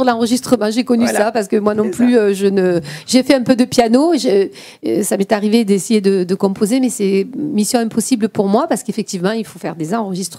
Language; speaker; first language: French; native; French